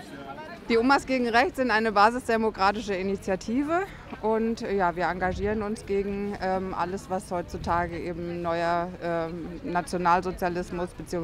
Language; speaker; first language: German; native; German